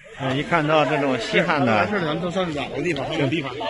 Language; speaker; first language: Chinese; native; Chinese